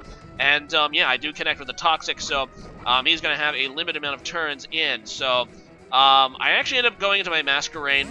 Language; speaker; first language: English; native; English